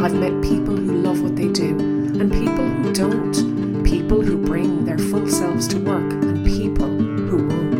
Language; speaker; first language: English; native; English